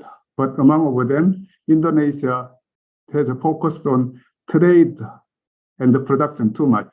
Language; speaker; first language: English; non-native, learner; Korean